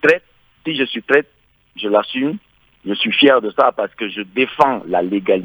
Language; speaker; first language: French; non-native, local second language; Fula